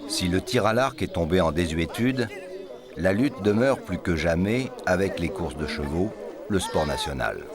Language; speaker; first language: French; native; French